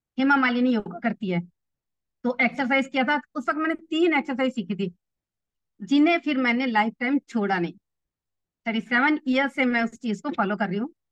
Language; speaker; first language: Hindi; native; Hindi